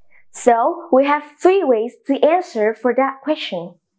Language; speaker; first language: English; non-native, fluent; Vietnamese